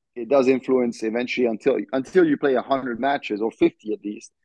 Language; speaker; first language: English; non-native, fluent; French